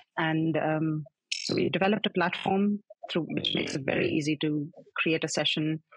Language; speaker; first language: English; non-native, local second language; Hindi